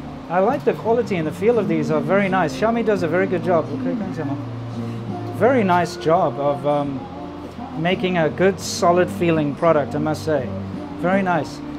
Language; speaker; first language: English; native; English